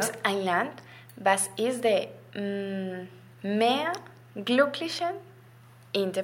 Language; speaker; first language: German; non-native, learner; Spanish